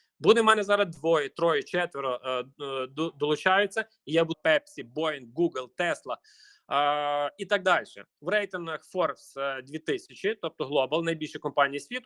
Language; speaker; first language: Ukrainian; native; Ukrainian